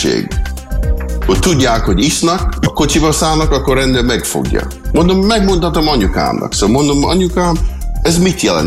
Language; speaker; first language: Hungarian; early bilingual, heritage; English